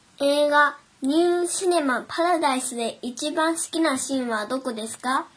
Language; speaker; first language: Japanese; non-native, learner; Chinese